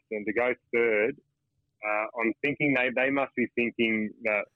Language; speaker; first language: English; native; English